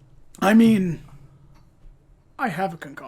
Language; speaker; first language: English; native; English